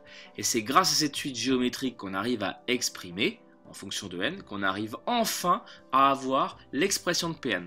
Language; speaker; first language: French; native; French